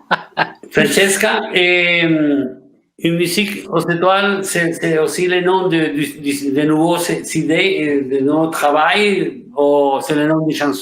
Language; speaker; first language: French; non-native, fluent; Spanish